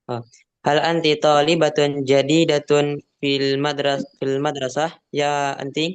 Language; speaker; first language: Arabic; non-native, learner; Indonesian